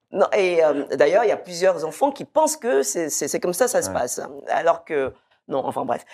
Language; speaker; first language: French; early bilingual, other home language; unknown